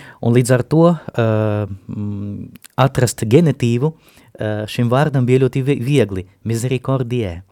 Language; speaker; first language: Latvian; non-native, local second language; Russian